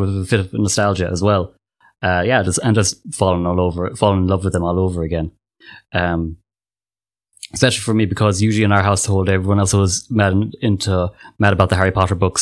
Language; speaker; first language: English; native; English